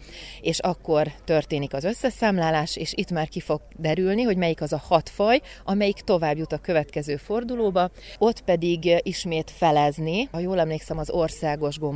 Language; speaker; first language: Hungarian; native; Hungarian